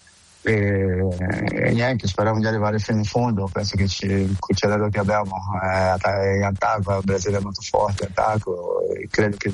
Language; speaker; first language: Italian; non-native, fluent; Portuguese